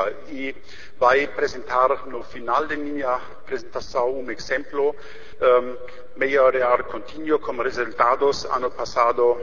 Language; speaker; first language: Portuguese; non-native, learner; German